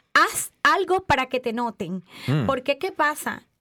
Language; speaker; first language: Spanish; native; Spanish